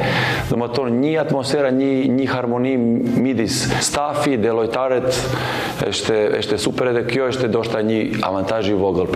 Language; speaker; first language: Albanian; non-native, learner; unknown